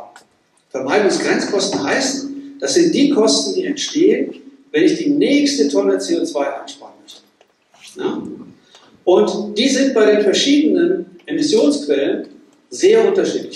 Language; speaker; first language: German; native; German